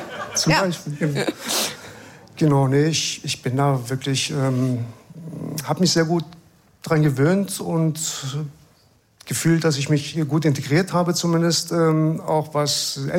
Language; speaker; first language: German; early bilingual, other home language; Persian